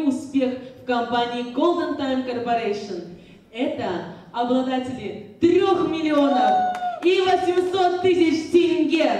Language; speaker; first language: Russian; native; Russian